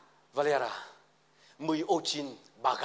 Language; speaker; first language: Russian; non-native, learner; Vietnamese